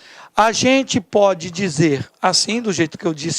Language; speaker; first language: Portuguese; native; Portuguese